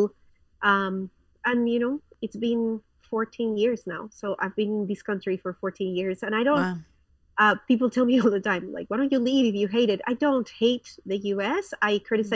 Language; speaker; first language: English; non-native, fluent; Spanish